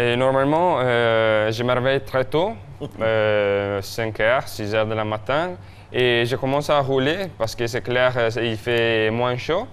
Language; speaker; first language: French; non-native, fluent; Italian